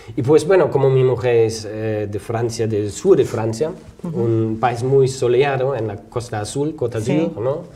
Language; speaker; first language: Spanish; non-native, fluent; German